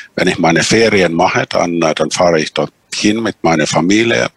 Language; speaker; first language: German; non-native, fluent; Finnish